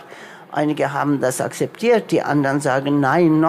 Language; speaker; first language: German; non-native, local second language; Turkish